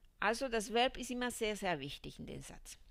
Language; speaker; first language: German; non-native, fluent; Spanish